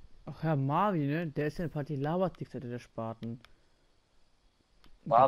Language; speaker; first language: German; native; German